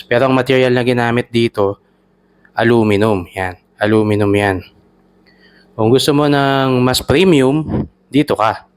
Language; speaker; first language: Filipino; native; Filipino